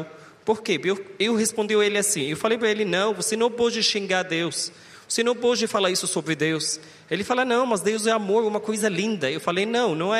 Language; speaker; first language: Portuguese; non-native, learner; Arabic